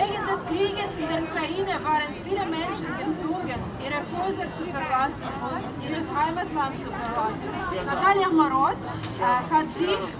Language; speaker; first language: German; non-native, learner; Ukrainian